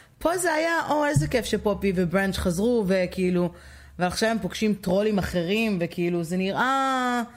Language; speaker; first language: Hebrew; native; Hebrew